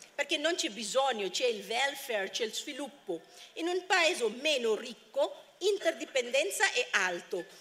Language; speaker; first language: Italian; non-native, fluent; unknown